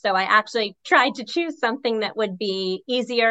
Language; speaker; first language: English; native; English